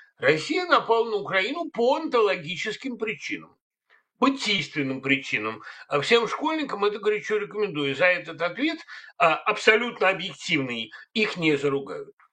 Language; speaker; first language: Russian; native; Russian